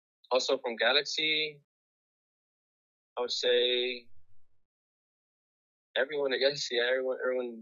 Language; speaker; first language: English; early bilingual, other home language; Spanish